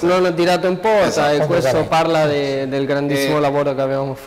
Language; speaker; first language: Italian; non-native, learner; Spanish